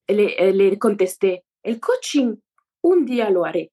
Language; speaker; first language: Spanish; non-native, fluent; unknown